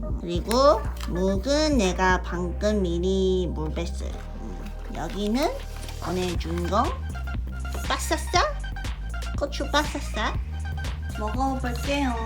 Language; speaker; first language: Korean; non-native, learner; Chinese